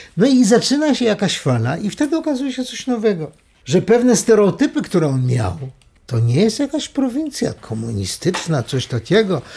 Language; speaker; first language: Polish; native; Polish